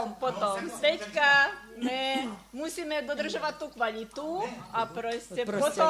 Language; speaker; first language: Czech; non-native, learner; Ukrainian